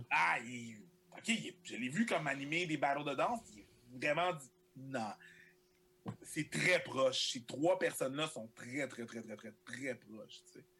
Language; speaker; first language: French; early bilingual, other home language; Haitian Creole